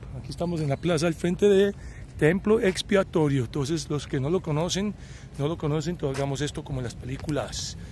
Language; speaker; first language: Spanish; early bilingual, heritage; Spanish